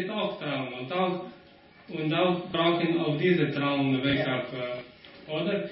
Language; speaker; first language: German; non-native, learner; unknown